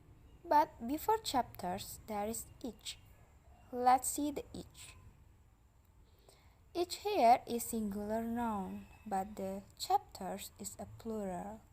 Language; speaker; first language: English; non-native, learner; Indonesian